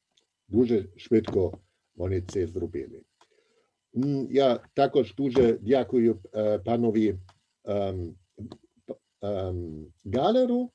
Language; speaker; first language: Ukrainian; non-native, fluent; German